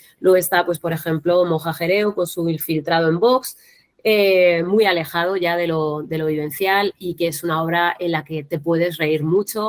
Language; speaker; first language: Spanish; native; Spanish